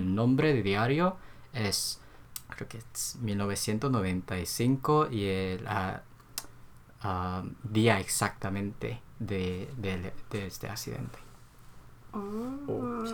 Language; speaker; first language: Spanish; non-native, learner; Korean